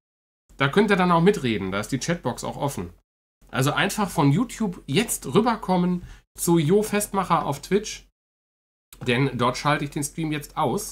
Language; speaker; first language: German; native; German